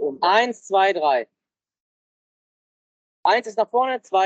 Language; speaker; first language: German; native; German